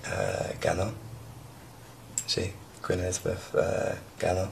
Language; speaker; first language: Spanish; non-native, learner; English